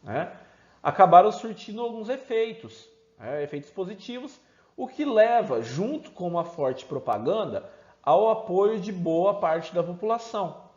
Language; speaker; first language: Portuguese; native; Portuguese